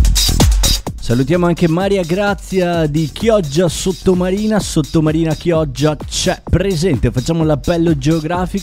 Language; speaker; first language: Italian; native; Italian